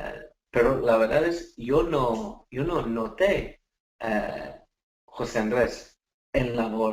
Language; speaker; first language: Spanish; non-native, learner; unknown